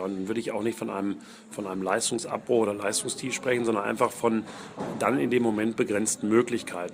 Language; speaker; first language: German; native; German